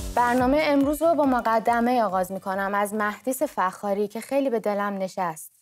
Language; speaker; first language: Persian; native; Persian